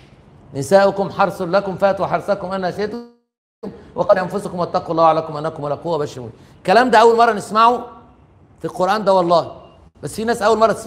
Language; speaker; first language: Arabic; native; Arabic